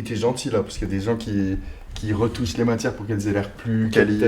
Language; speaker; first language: French; native; French